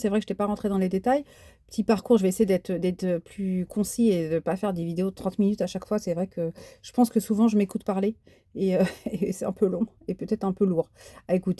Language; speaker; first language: French; native; French